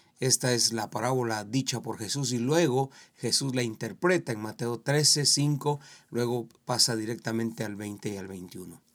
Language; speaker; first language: Spanish; native; Spanish